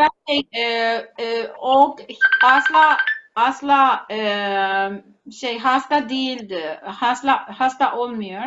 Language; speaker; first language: Turkish; non-native, fluent; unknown